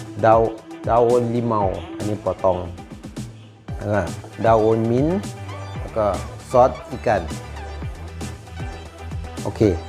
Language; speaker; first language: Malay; non-native, learner; Thai